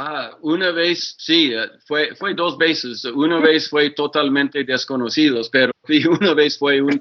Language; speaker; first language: Spanish; non-native, fluent; English